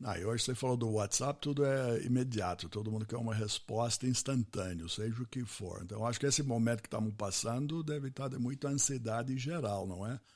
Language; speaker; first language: Portuguese; non-native, fluent; English